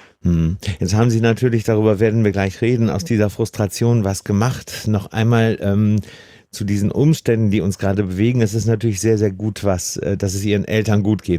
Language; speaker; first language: German; native; German